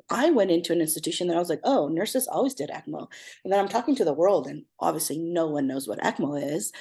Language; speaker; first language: English; native; English